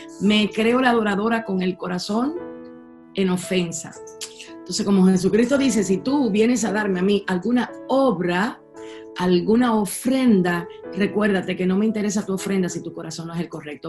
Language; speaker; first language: Spanish; native; Spanish